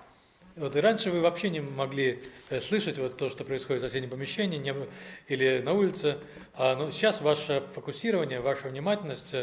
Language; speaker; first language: Russian; native; Russian